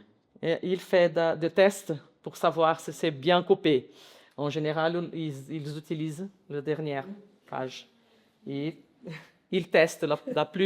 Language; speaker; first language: French; non-native, learner; Portuguese